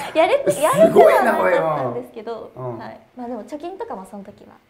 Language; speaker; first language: Japanese; native; Japanese